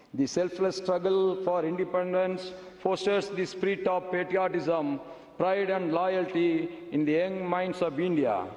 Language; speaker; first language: English; non-native, local second language; Tamil